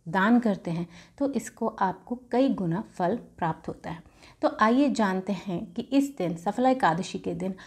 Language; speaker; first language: Hindi; native; Hindi